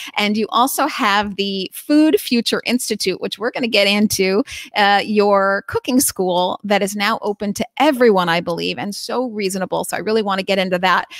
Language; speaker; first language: English; native; English